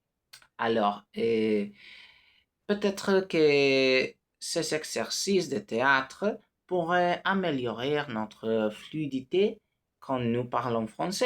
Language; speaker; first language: French; non-native, learner; Spanish